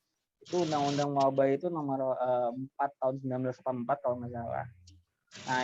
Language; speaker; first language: Indonesian; native; Indonesian